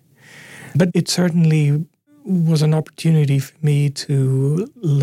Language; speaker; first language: English; native; English